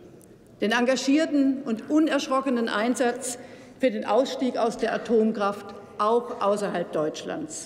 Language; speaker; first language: German; native; German